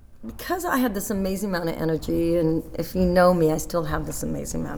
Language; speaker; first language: English; native; English